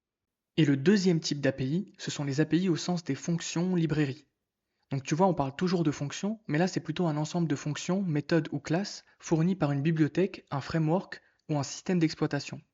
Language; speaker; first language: French; native; French